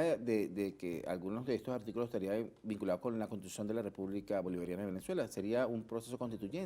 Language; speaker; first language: Spanish; native; Spanish